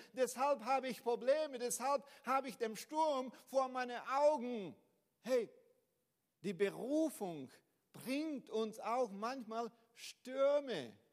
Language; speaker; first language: German; non-native, fluent; Portuguese